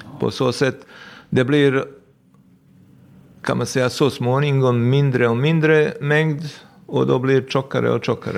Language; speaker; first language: Swedish; non-native, fluent; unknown